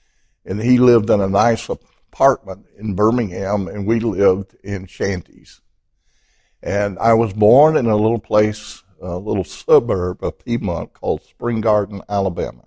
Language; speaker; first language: English; native; English